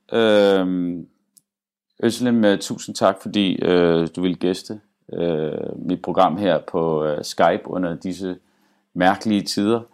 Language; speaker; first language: Danish; early bilingual, other home language; Arabic